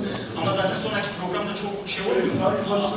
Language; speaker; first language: Turkish; native; Turkish